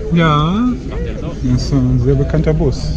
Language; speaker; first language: German; native; German